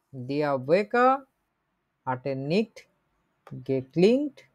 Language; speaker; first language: German; non-native, fluent; Bangla